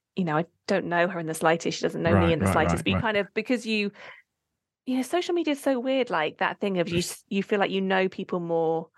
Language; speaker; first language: English; native; English